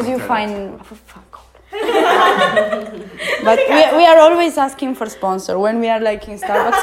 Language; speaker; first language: English; non-native, learner; Italian